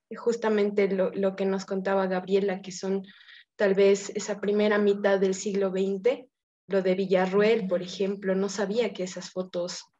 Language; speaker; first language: Spanish; native; Spanish